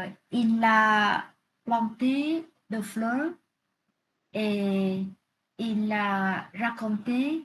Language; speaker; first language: French; non-native, learner; Vietnamese